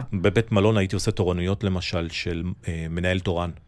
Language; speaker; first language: Hebrew; early bilingual, other home language; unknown